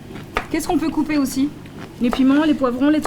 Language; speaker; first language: French; native; French